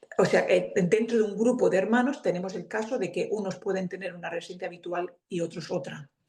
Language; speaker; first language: Spanish; native; Spanish